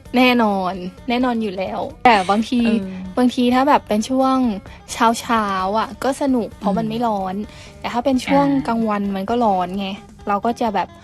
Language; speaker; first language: Thai; native; Thai